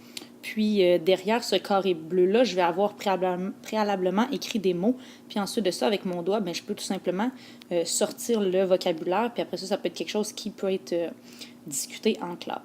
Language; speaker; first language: French; native; French